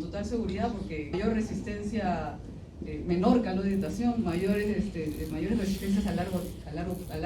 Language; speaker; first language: Spanish; native; Spanish